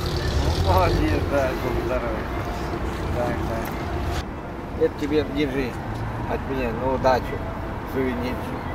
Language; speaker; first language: Russian; native; Russian